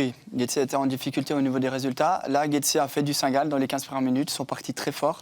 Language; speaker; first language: French; native; French